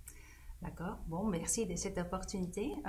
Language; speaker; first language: French; non-native, fluent; Spanish